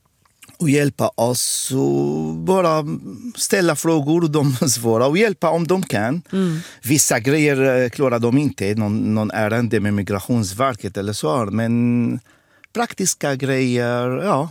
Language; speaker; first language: Swedish; non-native, fluent; Arabic